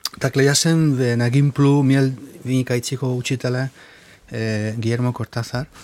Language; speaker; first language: Czech; non-native, fluent; Spanish